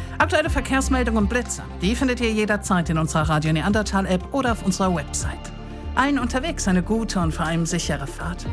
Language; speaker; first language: German; native; German